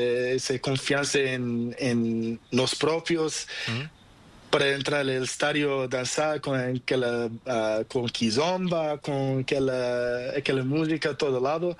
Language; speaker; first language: Spanish; non-native, learner; Portuguese